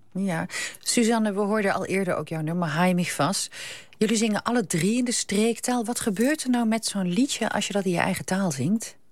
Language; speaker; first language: Dutch; native; Dutch